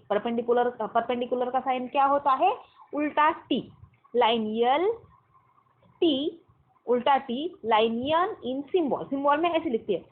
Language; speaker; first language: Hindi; non-native, local second language; Marathi